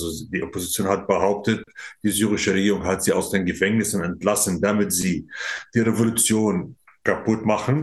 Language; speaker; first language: German; non-native, fluent; Arabic